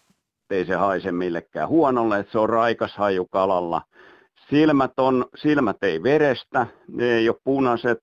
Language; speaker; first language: Finnish; native; Finnish